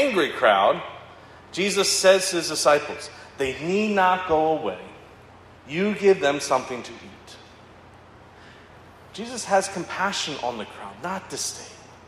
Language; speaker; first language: English; native; English